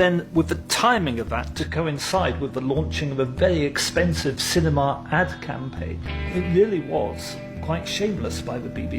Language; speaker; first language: English; native; English